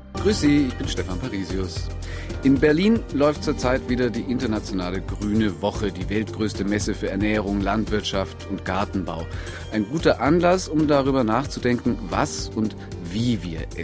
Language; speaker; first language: German; native; German